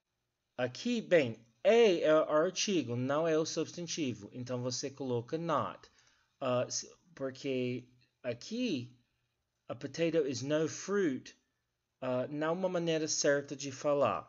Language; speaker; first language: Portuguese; non-native, learner; English